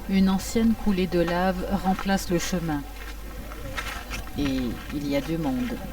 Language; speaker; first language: French; native; French